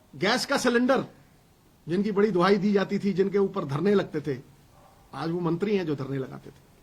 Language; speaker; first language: Hindi; non-native, local second language; Punjabi